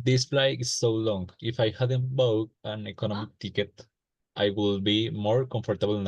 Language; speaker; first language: English; non-native, learner; Spanish